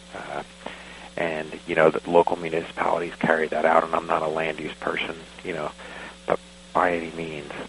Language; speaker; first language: English; native; English